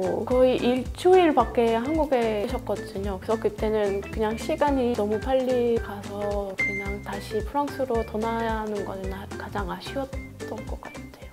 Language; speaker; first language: Korean; non-native, fluent; French